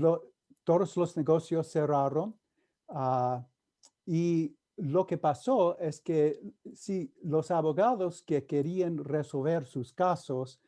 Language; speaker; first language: Spanish; non-native, fluent; English